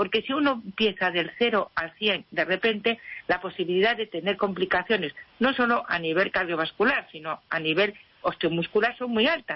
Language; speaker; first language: Spanish; native; Spanish